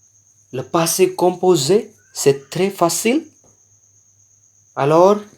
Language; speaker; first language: French; non-native, learner; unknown